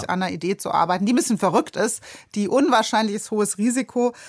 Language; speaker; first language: German; native; German